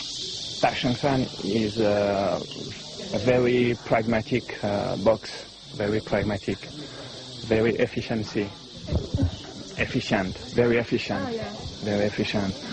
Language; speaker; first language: English; non-native, learner; French